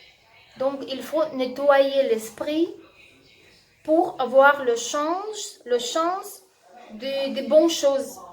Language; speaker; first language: French; non-native, learner; Russian